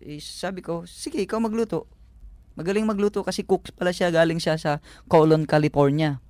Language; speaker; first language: Filipino; native; Filipino